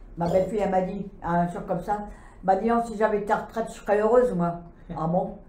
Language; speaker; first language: French; native; French